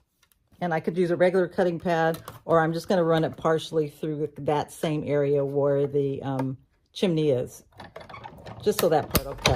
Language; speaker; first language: English; native; English